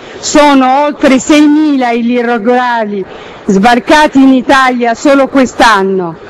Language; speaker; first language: Italian; non-native, fluent; Arabic